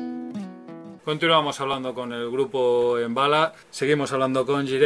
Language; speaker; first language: Spanish; native; Spanish